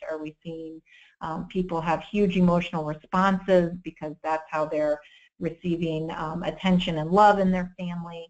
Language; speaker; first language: English; native; English